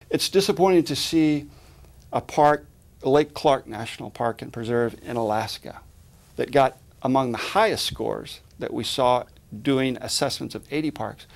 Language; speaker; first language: English; native; English